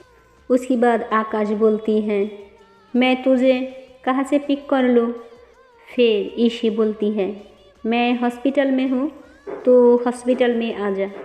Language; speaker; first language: Hindi; non-native, local second language; Bangla